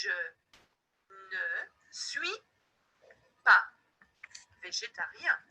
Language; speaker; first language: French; non-native, fluent; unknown